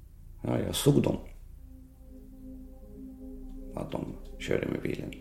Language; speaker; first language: Swedish; early bilingual, other home language; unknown